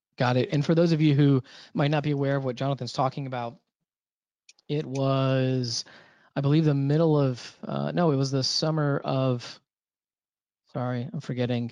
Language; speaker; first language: English; native; English